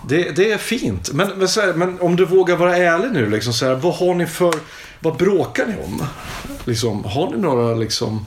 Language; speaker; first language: Swedish; native; Swedish